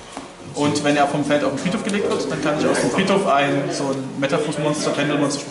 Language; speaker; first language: German; native; German